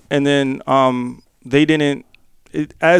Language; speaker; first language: English; native; English